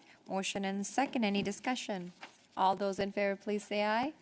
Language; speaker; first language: English; native; English